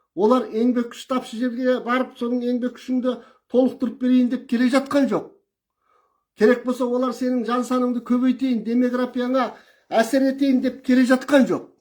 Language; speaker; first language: Kazakh; early bilingual, heritage; Kazakh